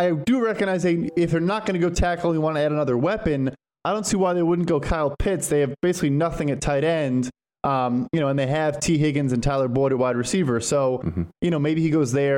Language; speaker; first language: English; native; English